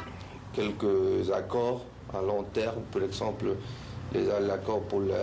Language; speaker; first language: French; non-native, fluent; Spanish